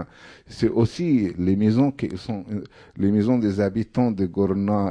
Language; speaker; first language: French; non-native, fluent; Arabic